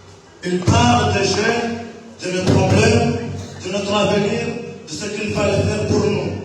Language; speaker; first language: French; non-native, local second language; Comorian